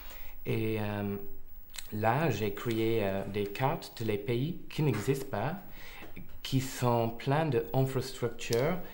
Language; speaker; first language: French; non-native, fluent; English